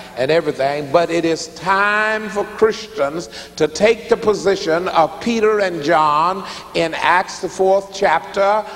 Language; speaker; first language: English; native; English